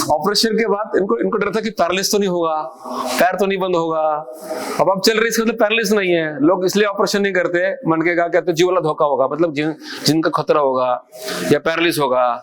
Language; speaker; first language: Hindi; non-native, local second language; Marathi